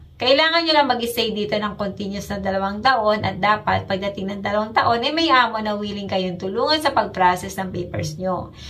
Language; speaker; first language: Filipino; native; Filipino